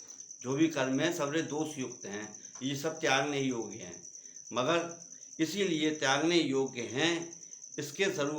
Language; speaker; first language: Hindi; native; Hindi